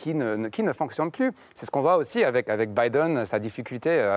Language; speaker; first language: French; non-native, fluent; English